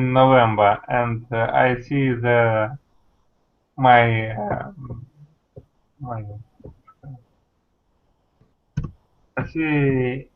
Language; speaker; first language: English; non-native, learner; Russian